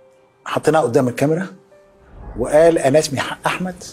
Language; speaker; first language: Arabic; native; Arabic